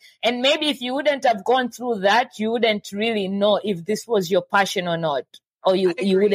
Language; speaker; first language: English; non-native, local second language; Swahili